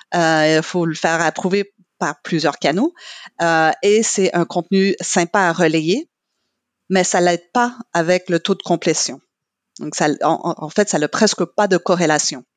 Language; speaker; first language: French; non-native, fluent; English